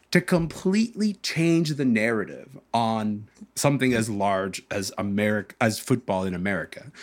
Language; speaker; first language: English; early bilingual, other home language; Arabic